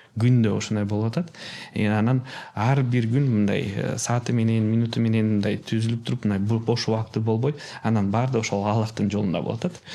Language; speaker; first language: Kyrgyz; non-native, local second language; Russian